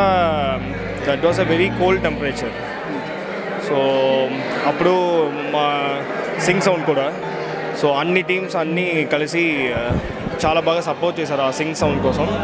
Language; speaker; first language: Telugu; non-native, learner; Tamil